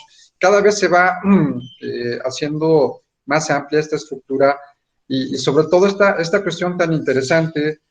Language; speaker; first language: Spanish; native; Spanish